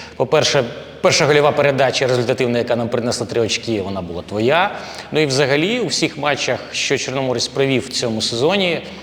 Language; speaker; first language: Ukrainian; native; Ukrainian